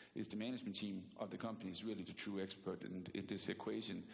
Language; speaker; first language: English; non-native, fluent; Danish